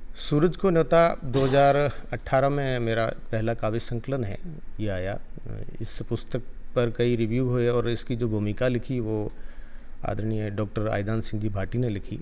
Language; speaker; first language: Hindi; non-native, local second language; Rajasthani